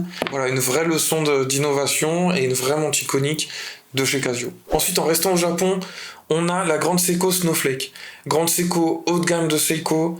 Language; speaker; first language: French; native; French